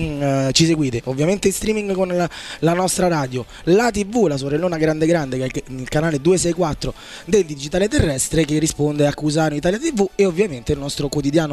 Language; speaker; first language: Italian; native; Italian